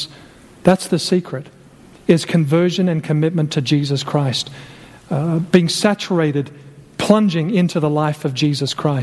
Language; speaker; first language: English; native; English